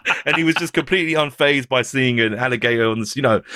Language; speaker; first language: English; native; English